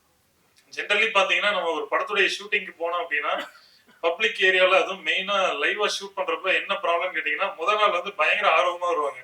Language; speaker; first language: Tamil; native; Tamil